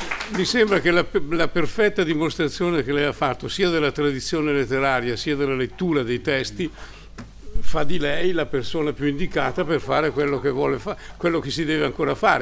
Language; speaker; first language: Italian; native; Italian